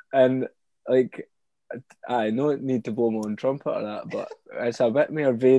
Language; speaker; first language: English; native; English